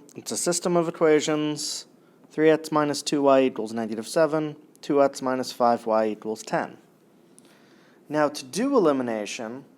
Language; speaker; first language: English; native; English